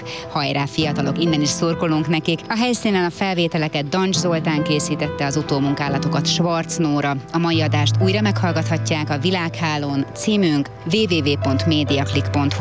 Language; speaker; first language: Hungarian; native; Hungarian